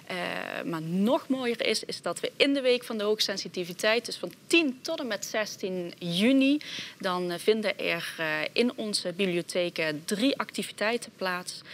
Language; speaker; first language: Dutch; native; Dutch